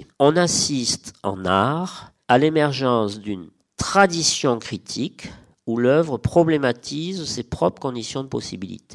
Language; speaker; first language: French; native; French